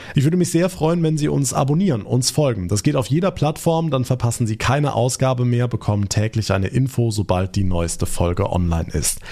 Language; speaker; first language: German; native; German